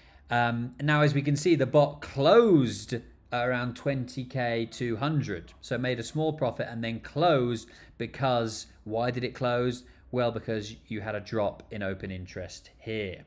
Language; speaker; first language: English; native; English